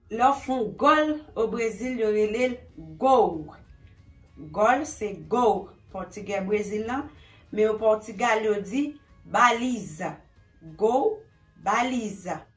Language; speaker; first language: French; non-native, local second language; Haitian Creole